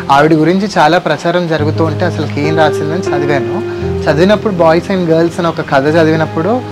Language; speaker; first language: Telugu; non-native, local second language; Lambadi